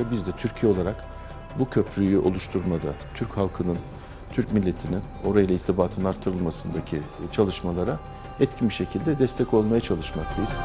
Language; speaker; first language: Turkish; native; Turkish